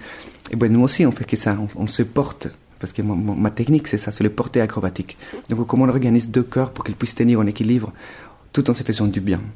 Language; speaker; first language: French; non-native, fluent; Spanish